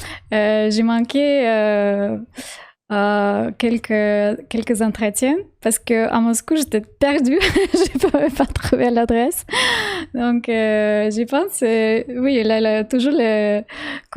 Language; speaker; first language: French; non-native, learner; Russian